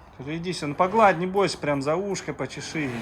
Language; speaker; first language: Russian; native; Russian